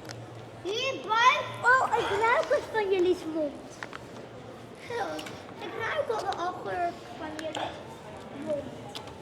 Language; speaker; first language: Dutch; early bilingual, other home language; Persian